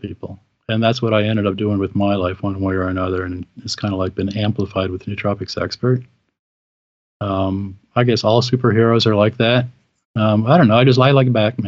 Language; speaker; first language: English; native; English